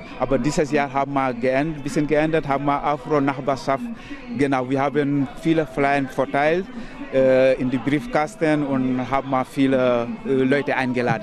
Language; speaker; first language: German; non-native, learner; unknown